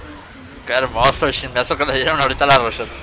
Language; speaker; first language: Spanish; native; Spanish